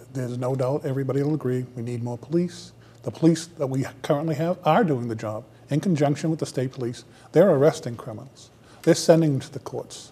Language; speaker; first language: English; native; English